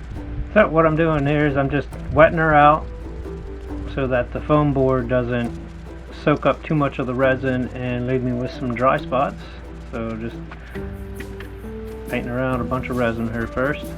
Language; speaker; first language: English; native; English